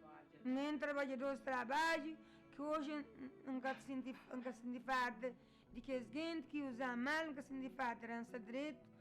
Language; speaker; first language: Portuguese; non-native, learner; Kabuverdianu